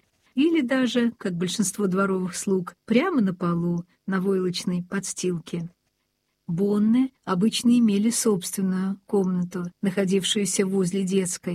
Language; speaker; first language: Russian; native; Russian